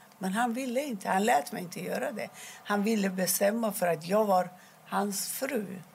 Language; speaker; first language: Swedish; non-native, fluent; Persian